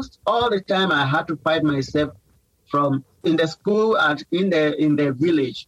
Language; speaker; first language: English; non-native, local second language; Yoruba